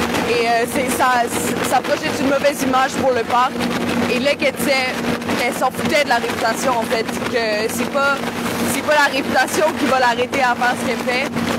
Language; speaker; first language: French; native; French